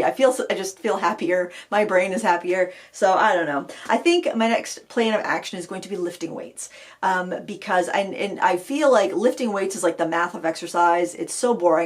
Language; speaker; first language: English; native; English